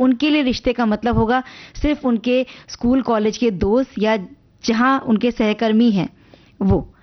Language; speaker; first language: Hindi; native; Hindi